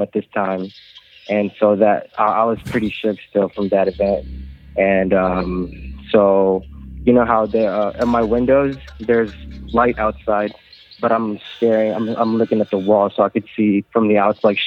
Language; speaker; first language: English; non-native, local second language; Filipino